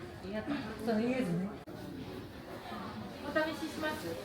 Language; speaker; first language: Japanese; non-native, fluent; Filipino